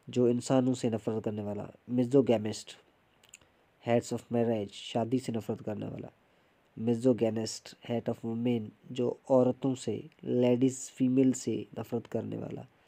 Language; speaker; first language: Urdu; non-native, local second language; Sindhi